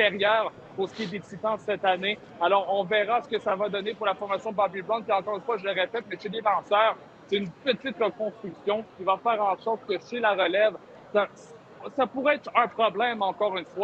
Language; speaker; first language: French; native; French